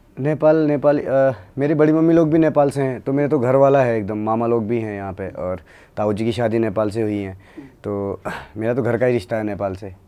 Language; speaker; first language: Hindi; native; Hindi